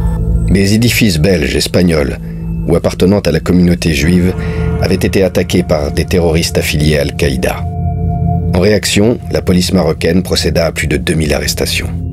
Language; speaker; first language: French; native; French